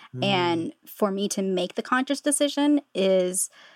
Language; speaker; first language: English; native; English